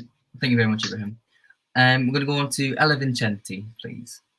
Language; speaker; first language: English; native; English